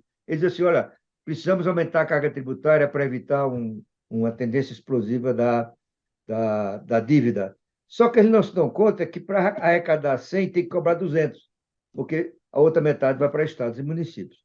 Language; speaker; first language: Portuguese; native; Portuguese